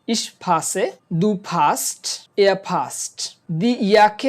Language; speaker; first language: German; non-native, fluent; Bangla